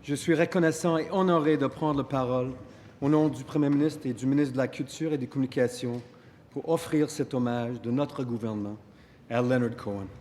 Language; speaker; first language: French; non-native, local second language; English